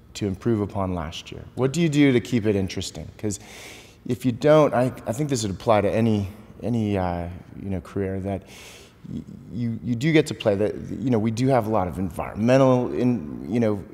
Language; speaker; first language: English; native; English